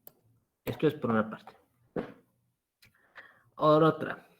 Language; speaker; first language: Spanish; native; Spanish